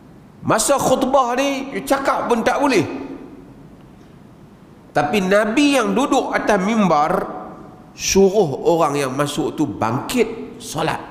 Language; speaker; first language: Malay; native; Malay